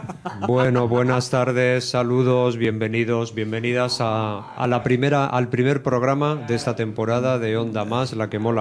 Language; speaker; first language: Spanish; native; Spanish